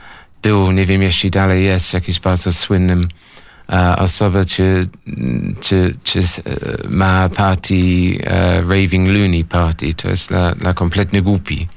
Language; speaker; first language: Polish; non-native, learner; English